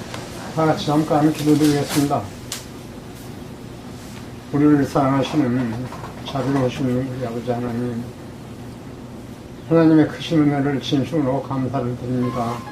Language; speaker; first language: Korean; native; Korean